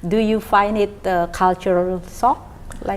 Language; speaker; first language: English; non-native, fluent; Indonesian